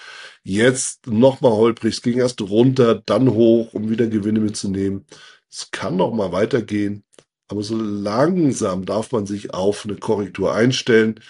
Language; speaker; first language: German; native; German